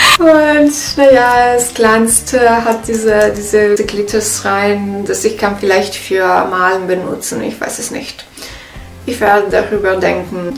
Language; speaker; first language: German; non-native, learner; Italian